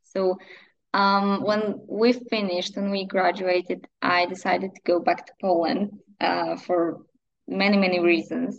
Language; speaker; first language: English; non-native, fluent; Polish